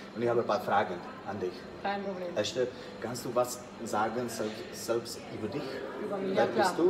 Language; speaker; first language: German; non-native, learner; Czech